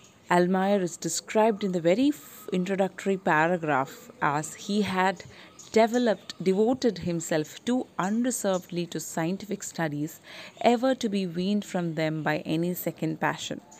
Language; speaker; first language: English; non-native, local second language; Malayalam